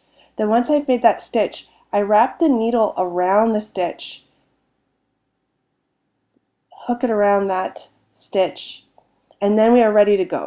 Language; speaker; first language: English; native; English